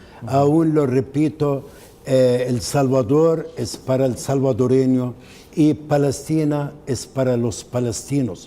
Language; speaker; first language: Spanish; non-native, fluent; Arabic